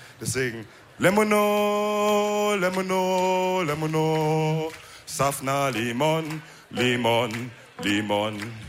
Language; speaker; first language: German; early bilingual, other home language; Wolof